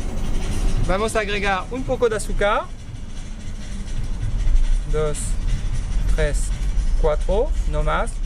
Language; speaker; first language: Spanish; non-native, learner; French